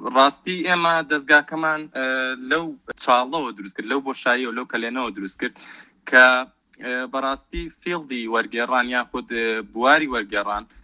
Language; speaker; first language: Central Kurdish; native; Central Kurdish